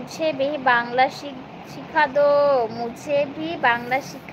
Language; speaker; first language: Hindi; non-native, local second language; Bangla